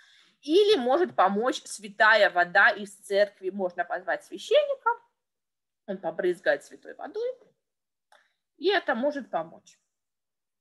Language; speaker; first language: Russian; native; Russian